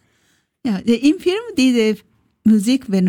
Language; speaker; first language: German; non-native, learner; Japanese